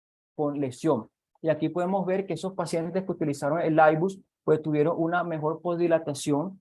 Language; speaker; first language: Spanish; native; Spanish